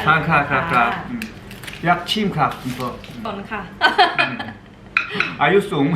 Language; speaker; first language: Thai; non-native, learner; Korean